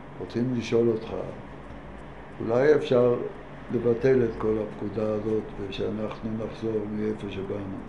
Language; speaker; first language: Hebrew; non-native, fluent; Yiddish